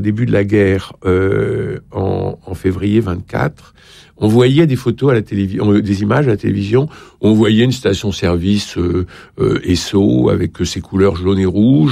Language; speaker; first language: French; native; French